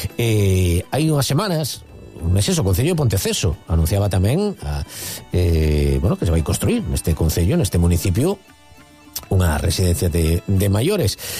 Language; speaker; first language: Galician; native; Galician